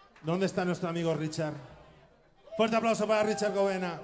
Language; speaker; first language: Spanish; native; Spanish